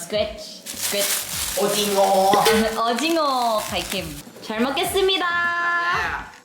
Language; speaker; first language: Korean; non-native, learner; Thai